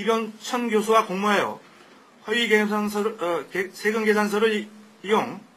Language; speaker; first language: Korean; native; Korean